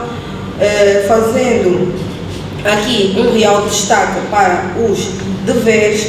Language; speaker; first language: Portuguese; native; Portuguese